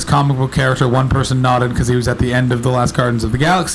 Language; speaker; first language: English; native; English